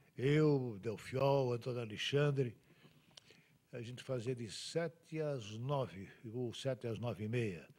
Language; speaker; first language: Portuguese; native; Portuguese